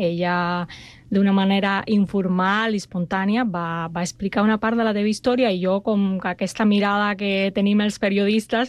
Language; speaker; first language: Catalan; non-native, fluent; Spanish